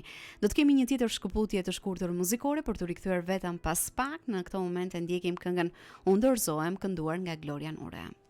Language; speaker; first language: Albanian; native; Albanian